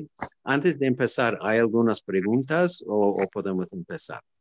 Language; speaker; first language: Spanish; non-native, fluent; English